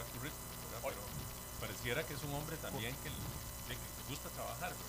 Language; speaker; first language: Spanish; native; Spanish